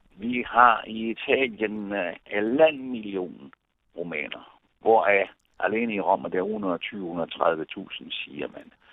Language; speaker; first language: Danish; non-native, fluent; Italian